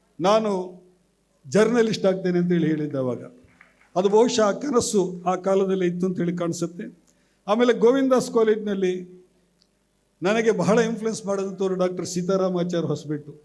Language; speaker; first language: Kannada; non-native, local second language; Malayalam